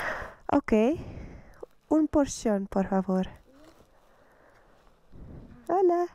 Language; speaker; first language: Spanish; non-native, learner; Dutch